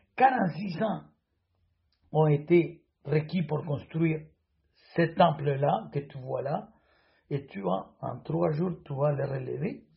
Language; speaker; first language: French; non-native, fluent; Spanish